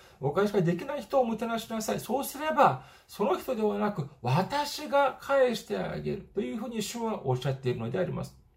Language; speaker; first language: Japanese; non-native, fluent; Korean